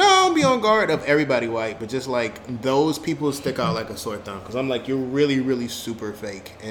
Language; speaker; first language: English; native; English